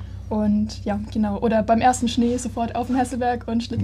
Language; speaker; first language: German; native; German